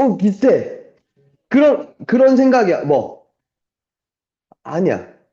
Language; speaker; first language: Korean; native; Korean